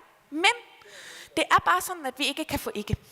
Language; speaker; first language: Danish; native; Danish